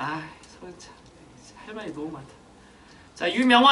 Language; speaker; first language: Korean; native; Korean